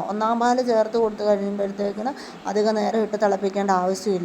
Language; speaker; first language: Malayalam; native; Malayalam